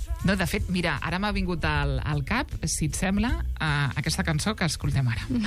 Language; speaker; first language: Catalan; native; Catalan